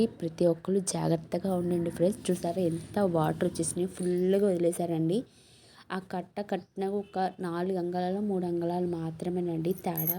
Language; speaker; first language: Telugu; native; Telugu